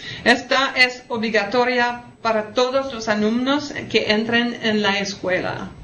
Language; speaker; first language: Spanish; non-native, learner; French